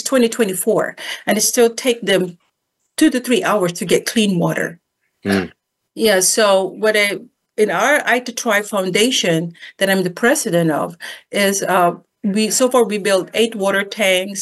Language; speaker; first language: English; non-native, local second language; Filipino